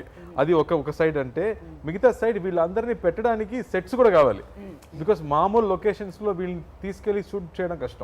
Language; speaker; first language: Telugu; non-native, fluent; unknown